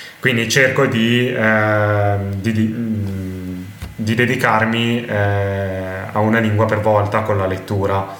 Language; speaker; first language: Italian; native; Italian